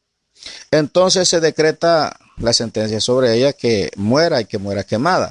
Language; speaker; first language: Spanish; native; Spanish